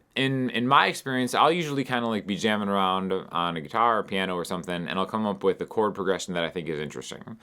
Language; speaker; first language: English; native; English